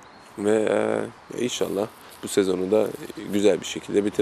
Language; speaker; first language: Turkish; early bilingual, heritage; German